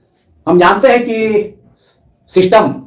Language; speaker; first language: Hindi; native; Hindi